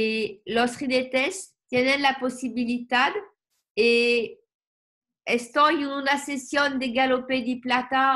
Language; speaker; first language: Spanish; non-native, learner; French